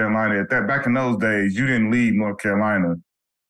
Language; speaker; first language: English; native; English